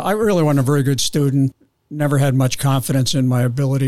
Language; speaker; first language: English; native; English